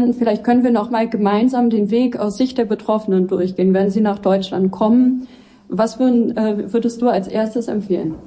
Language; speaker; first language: German; native; German